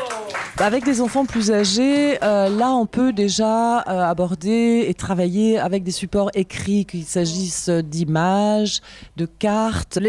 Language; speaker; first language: French; native; French